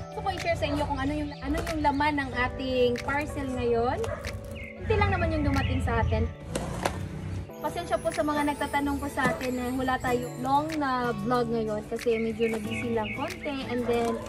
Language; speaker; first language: Filipino; non-native, local second language; Cebuano